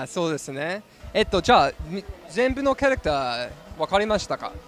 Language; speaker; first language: Japanese; non-native, learner; English